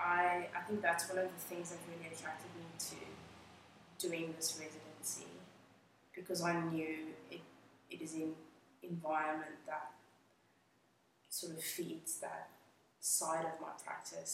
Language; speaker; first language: English; non-native, local second language; Afrikaans